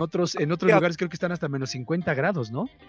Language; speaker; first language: Spanish; native; Spanish